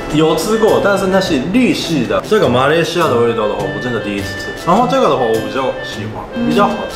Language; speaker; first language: Chinese; non-native, fluent; Japanese